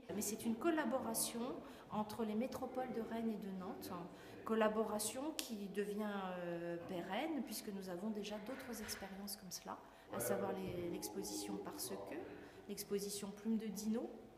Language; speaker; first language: French; native; French